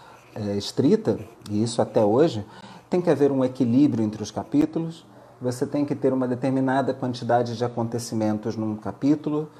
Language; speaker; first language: Portuguese; native; Portuguese